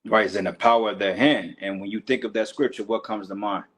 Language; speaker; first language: English; native; English